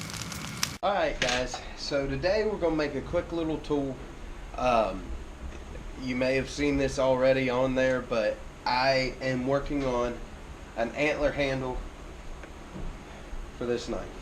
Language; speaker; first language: English; native; English